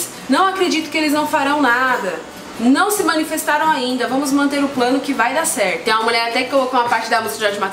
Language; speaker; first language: Portuguese; native; Portuguese